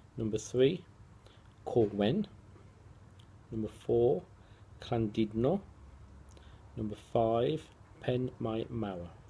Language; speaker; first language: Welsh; non-native, local second language; English